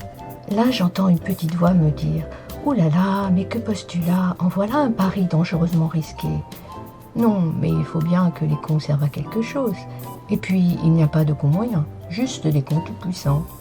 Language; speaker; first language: French; native; French